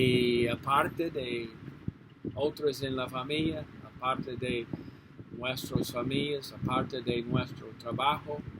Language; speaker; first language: Spanish; non-native, learner; English